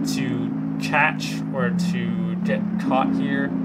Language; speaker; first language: English; native; English